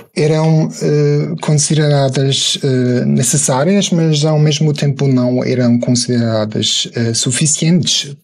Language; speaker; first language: Portuguese; non-native, fluent; German